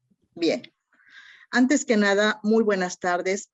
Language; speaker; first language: Spanish; native; Spanish